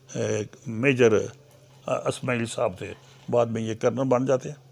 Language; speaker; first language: Urdu; non-native, local second language; Punjabi